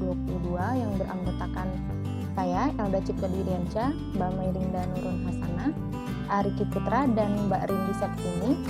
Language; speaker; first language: Indonesian; native; Indonesian